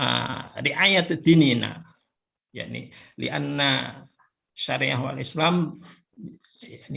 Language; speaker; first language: Arabic; non-native, fluent; Indonesian